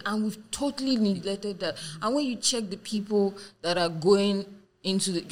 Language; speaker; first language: English; non-native, local second language; Yoruba